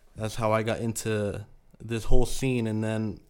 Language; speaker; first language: English; early bilingual, other home language; Spanish